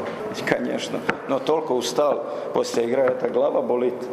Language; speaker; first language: Russian; non-native, learner; Croatian